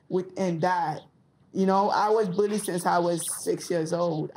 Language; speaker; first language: English; early bilingual, other home language; Haitian Creole